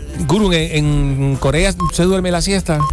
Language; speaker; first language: Spanish; native; Spanish